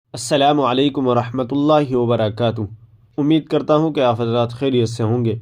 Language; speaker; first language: Urdu; native; Urdu